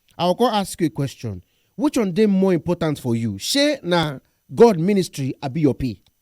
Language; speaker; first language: Nigerian Pidgin; non-native, local second language; Yoruba